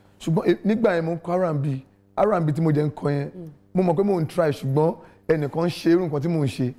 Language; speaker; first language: Yoruba; non-native, local second language; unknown